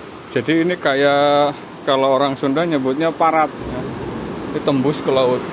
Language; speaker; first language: Indonesian; native; Indonesian